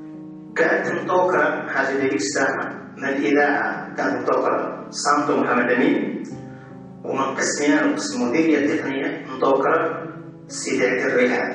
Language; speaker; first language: Arabic; native; Arabic